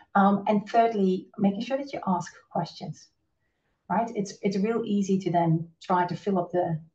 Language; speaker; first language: English; non-native, fluent; Dutch